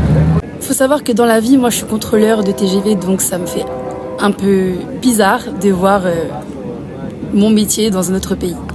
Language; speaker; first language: French; native; French